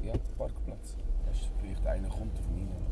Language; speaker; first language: German; non-native, learner; Arabic